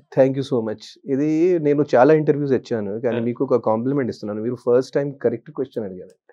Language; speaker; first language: Telugu; non-native, fluent; Hindi